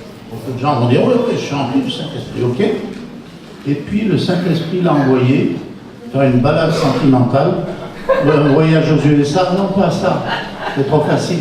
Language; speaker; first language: French; native; French